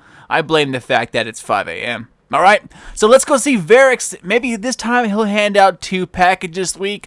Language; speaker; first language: English; native; English